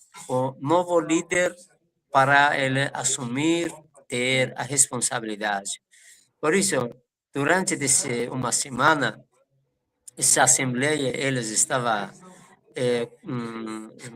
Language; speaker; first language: Portuguese; non-native, fluent; Persian